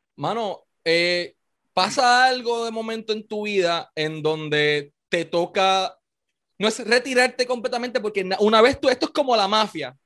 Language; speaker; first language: Spanish; native; Spanish